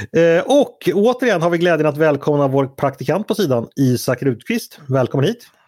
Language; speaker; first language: Swedish; native; Swedish